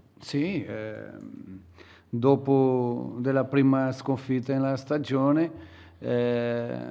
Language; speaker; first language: Italian; non-native, learner; Portuguese